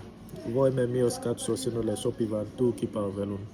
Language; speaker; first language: Finnish; non-native, learner; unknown